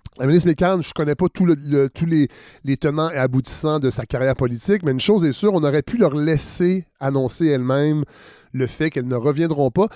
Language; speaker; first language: French; native; French